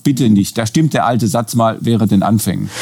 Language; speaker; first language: German; native; German